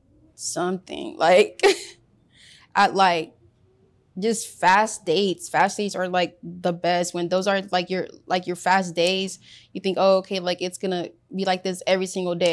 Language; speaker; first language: English; early bilingual, other home language; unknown